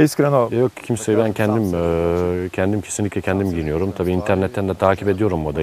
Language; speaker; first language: Turkish; native; Turkish